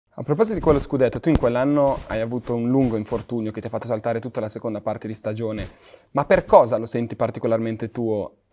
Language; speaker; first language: Italian; native; Italian